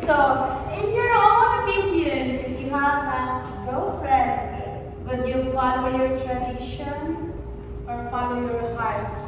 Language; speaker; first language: English; non-native, local second language; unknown